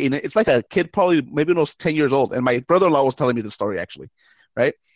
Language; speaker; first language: English; early bilingual, other home language; Spanish